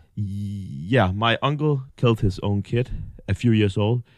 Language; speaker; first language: English; non-native, fluent; Danish